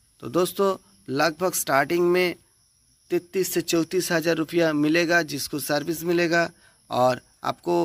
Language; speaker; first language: Hindi; non-native, local second language; Bangla